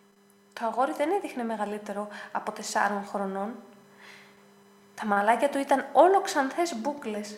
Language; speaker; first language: Greek; native; Greek